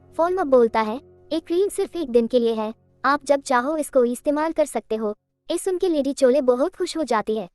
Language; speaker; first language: Hindi; non-native, local second language; Bangla